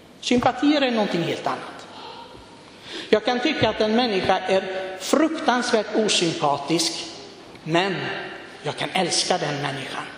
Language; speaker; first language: Swedish; non-native, fluent; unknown